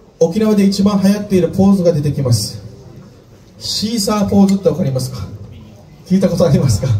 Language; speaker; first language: Japanese; native; Japanese